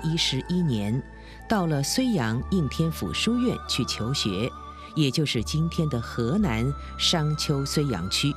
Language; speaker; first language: Chinese; native; Chinese